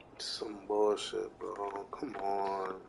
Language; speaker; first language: English; native; English